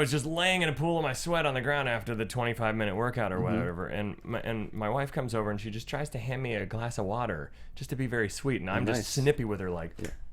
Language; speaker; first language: English; native; English